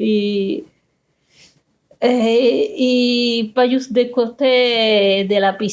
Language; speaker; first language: French; non-native, fluent; Spanish